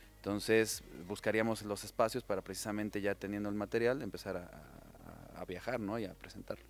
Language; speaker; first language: Spanish; native; Spanish